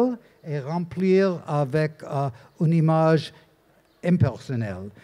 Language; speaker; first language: French; non-native, learner; English